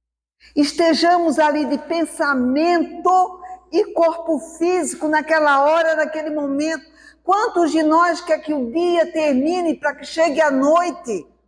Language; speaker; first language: Portuguese; native; Portuguese